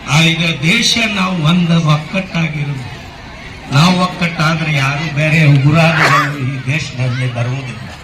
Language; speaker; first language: Kannada; native; Kannada